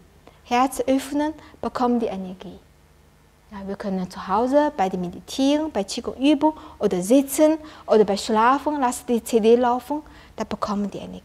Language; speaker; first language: German; non-native, learner; Chinese